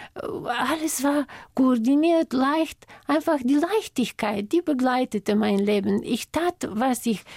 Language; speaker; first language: German; non-native, fluent; Bulgarian